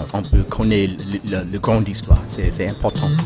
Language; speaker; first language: French; non-native, learner; English